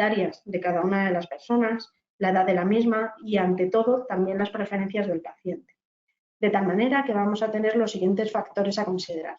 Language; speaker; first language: Spanish; native; Spanish